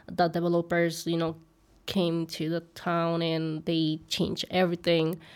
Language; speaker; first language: English; early bilingual, other home language; Spanish